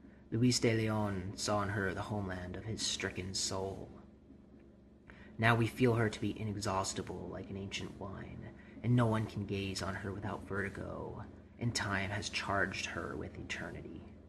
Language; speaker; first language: English; native; English